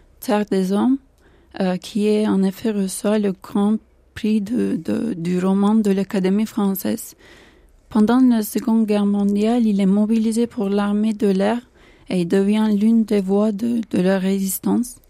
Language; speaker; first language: French; non-native, learner; Turkish